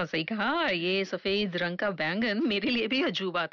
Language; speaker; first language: Hindi; native; Hindi